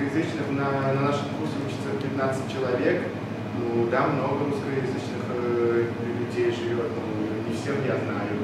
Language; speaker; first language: Russian; non-native, local second language; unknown